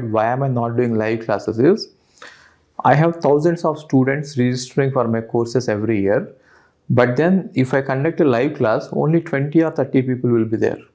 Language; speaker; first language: English; non-native, local second language; Telugu